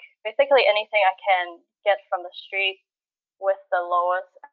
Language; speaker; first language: English; non-native, local second language; Cantonese